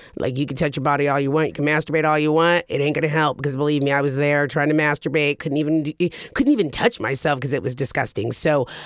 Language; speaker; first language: English; early bilingual, other home language; Japanese